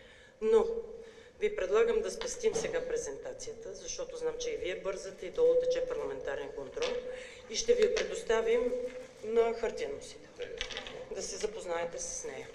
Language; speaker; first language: Bulgarian; native; Bulgarian